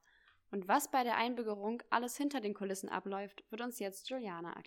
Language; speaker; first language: German; native; German